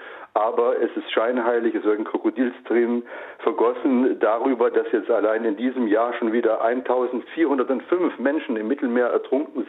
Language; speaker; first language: German; native; German